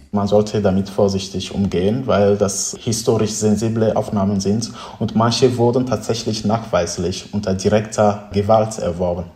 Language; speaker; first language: German; non-native, fluent; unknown